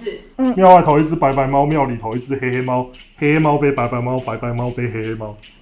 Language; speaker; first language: Chinese; native; Chinese